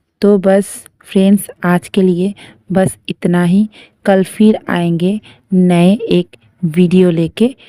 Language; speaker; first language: Hindi; non-native, local second language; Bangla